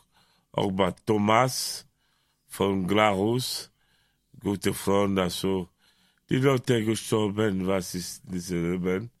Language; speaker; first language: German; non-native, learner; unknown